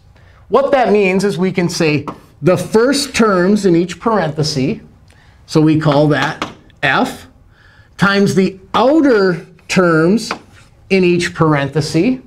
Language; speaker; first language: English; native; English